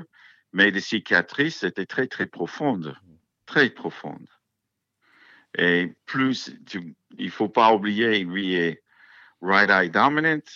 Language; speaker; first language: French; non-native, fluent; English